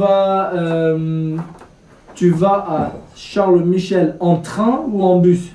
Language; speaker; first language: French; non-native, fluent; Kurdish